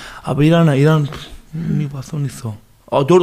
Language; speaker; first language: German; non-native, learner; Baluchi